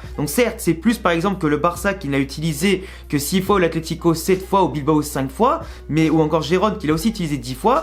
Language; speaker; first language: French; native; French